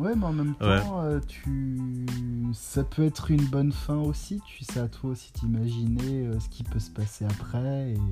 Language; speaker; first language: French; native; French